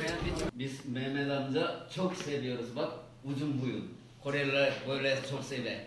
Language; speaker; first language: Turkish; non-native, learner; Korean